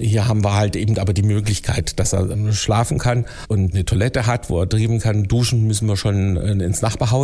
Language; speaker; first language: German; native; German